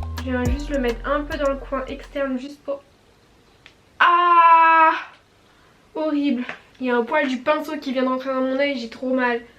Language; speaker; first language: French; native; French